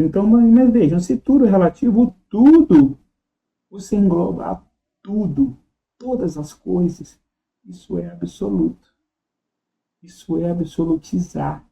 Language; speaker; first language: Portuguese; native; Portuguese